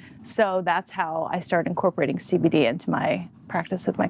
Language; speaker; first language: English; native; English